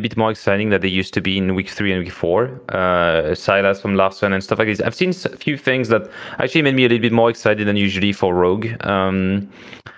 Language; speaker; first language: English; non-native, fluent; French